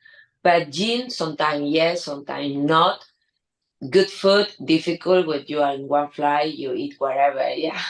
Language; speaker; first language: English; non-native, learner; Spanish